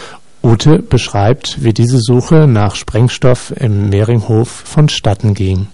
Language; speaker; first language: German; native; German